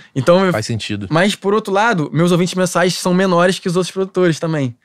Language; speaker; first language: Portuguese; native; Portuguese